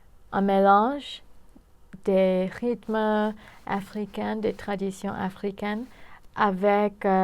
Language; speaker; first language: French; non-native, fluent; English